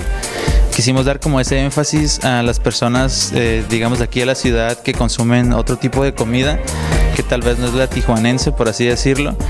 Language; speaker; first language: Spanish; native; Spanish